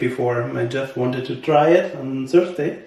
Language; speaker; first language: English; non-native, learner; German